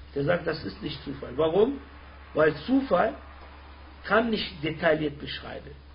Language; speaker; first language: German; early bilingual, other home language; Turkish